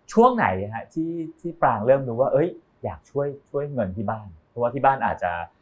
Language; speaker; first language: Thai; native; Thai